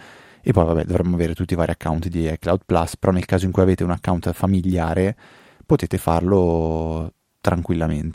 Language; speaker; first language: Italian; native; Italian